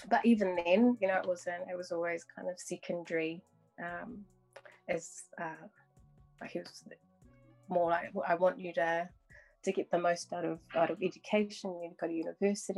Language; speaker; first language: English; native; English